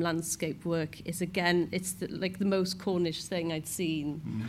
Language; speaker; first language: English; non-native, local second language; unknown